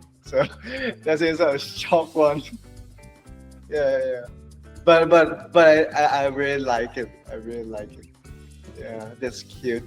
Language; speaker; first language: English; non-native, learner; Thai